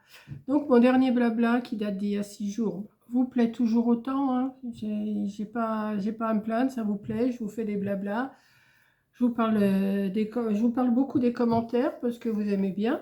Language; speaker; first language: French; native; French